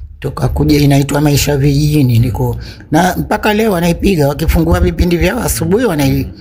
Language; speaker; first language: Swahili; native; Swahili